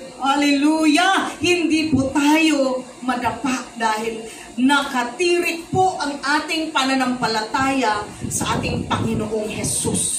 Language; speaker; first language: Filipino; non-native, local second language; Cebuano